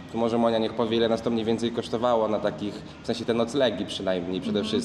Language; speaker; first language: Polish; native; Polish